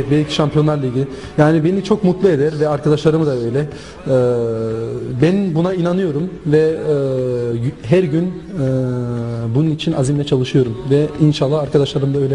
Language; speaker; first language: Turkish; non-native, local second language; German